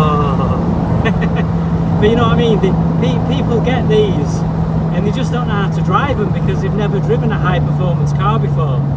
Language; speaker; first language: English; native; English